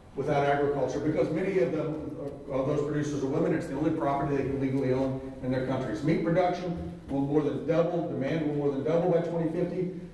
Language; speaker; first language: English; native; English